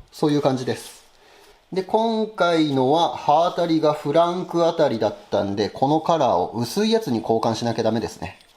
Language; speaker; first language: Japanese; native; Japanese